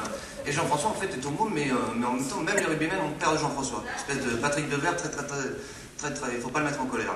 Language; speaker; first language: French; native; French